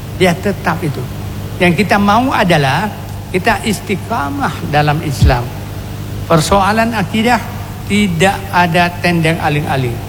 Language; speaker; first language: Indonesian; non-native, local second language; Achinese